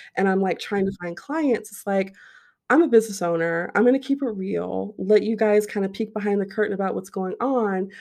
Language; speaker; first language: English; native; English